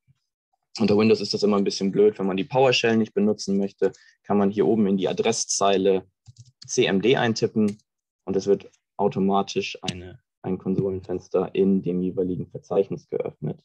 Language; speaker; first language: German; native; German